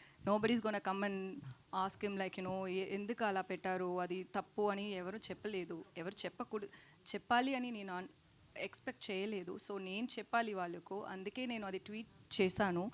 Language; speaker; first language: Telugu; non-native, learner; Tamil